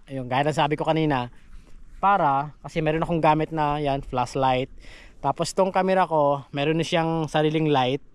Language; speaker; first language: Filipino; non-native, local second language; Kinaray-a